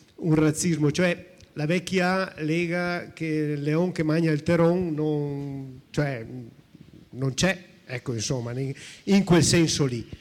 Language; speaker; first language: Italian; native; Italian